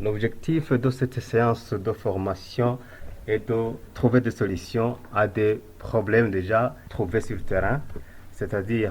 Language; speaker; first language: French; non-native, local second language; Rundi